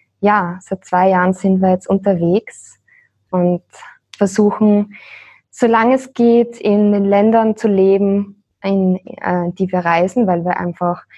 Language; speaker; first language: German; native; German